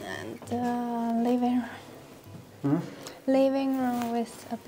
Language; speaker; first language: English; non-native, learner; Chinese